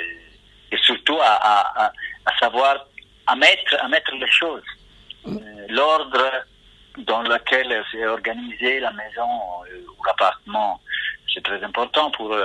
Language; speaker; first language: French; non-native, fluent; Italian